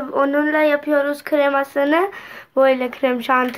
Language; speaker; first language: Turkish; non-native, learner; Urdu